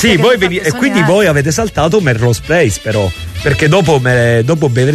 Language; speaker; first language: Italian; native; Italian